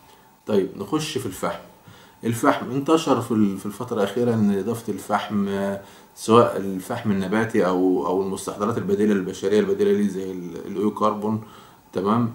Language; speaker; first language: Arabic; native; Arabic